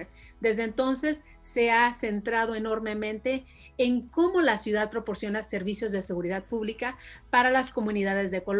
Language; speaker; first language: Spanish; native; Spanish